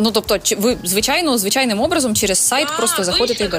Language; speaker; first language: Ukrainian; native; Ukrainian